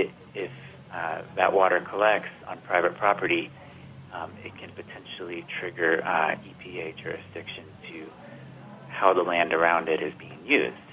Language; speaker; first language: English; native; English